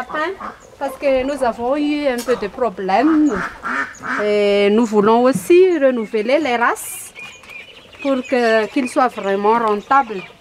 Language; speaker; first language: French; non-native, local second language; Malagasy